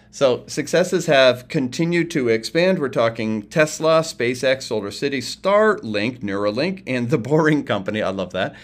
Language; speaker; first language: English; native; English